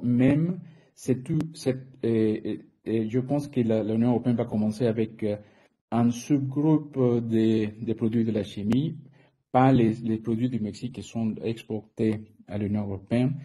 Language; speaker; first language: French; non-native, fluent; Spanish